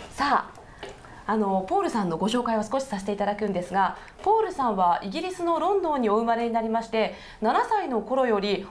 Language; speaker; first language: Japanese; native; Japanese